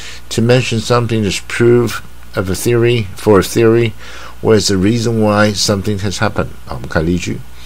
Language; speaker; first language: English; non-native, fluent; Chinese